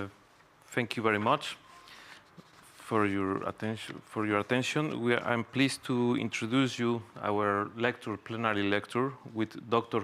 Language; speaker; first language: English; non-native, fluent; Spanish